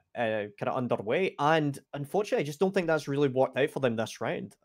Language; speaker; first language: English; native; English